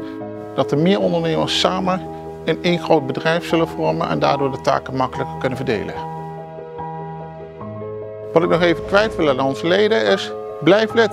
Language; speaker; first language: Dutch; native; Dutch